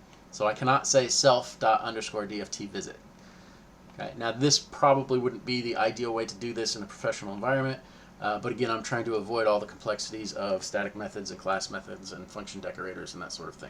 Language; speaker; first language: English; native; English